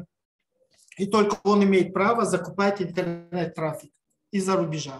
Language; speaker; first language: Russian; non-native, local second language; Tajik